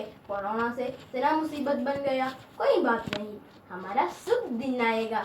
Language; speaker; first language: Hindi; non-native, learner; Malayalam